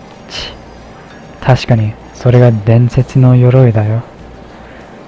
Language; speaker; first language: Japanese; non-native, fluent; English